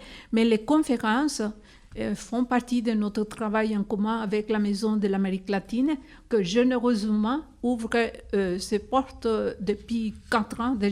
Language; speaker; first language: French; non-native, fluent; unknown